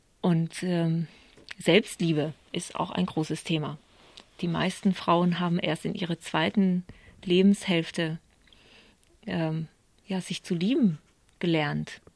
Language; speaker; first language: German; early bilingual, other home language; Polish